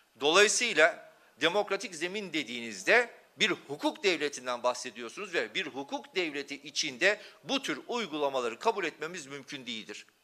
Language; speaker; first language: Turkish; non-native, local second language; Kurdish